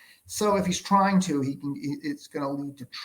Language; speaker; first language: English; native; English